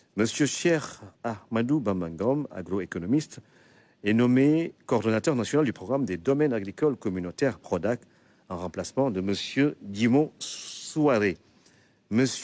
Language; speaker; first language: French; non-native, local second language; Wolof